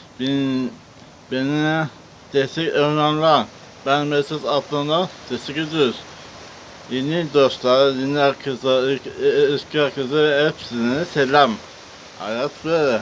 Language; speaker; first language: Turkish; non-native, learner; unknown